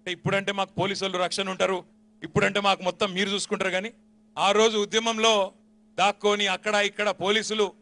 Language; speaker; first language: Telugu; native; Telugu